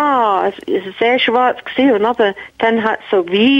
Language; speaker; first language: German; non-native, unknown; English